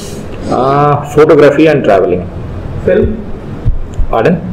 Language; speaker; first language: Hindi; non-native, local second language; Telugu